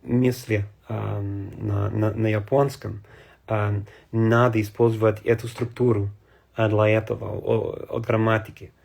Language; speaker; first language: Russian; non-native, learner; English